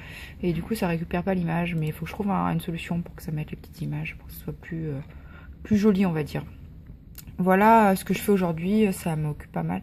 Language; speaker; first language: French; native; French